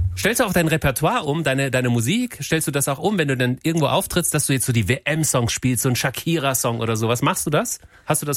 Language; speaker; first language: German; native; German